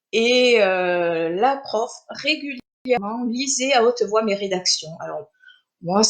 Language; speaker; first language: French; early bilingual, other home language; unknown